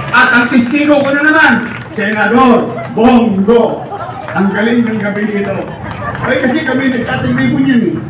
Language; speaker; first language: Filipino; native; Filipino